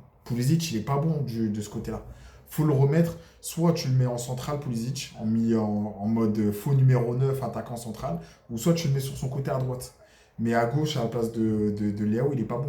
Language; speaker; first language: French; native; French